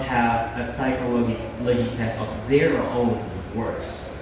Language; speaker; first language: English; non-native, fluent; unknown